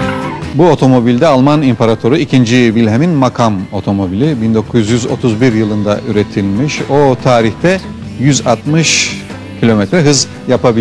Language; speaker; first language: Turkish; native; Turkish